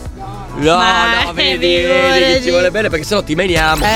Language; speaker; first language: Italian; native; Italian